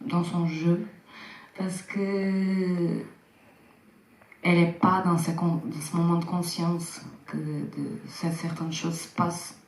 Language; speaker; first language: French; non-native, fluent; Portuguese